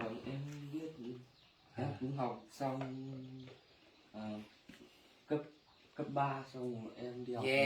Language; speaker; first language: Vietnamese; non-native, local second language; Hmong